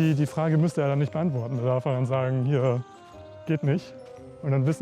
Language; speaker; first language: German; native; German